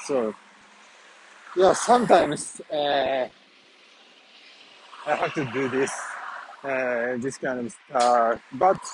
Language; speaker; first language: English; non-native, fluent; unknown